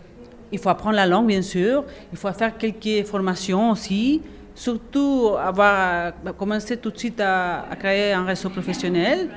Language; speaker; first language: French; non-native, fluent; Spanish